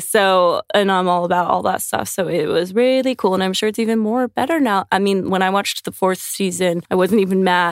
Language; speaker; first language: English; native; English